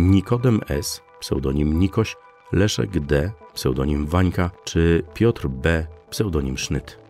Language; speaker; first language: Polish; native; Polish